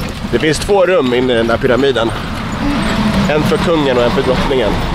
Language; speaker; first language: Swedish; native; Swedish